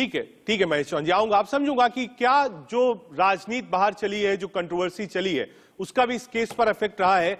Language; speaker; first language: Hindi; native; Hindi